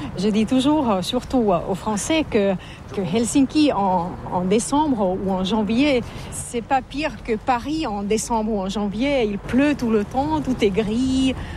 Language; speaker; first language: French; non-native, fluent; Finnish